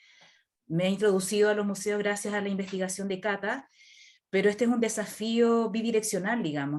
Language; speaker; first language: Spanish; native; Spanish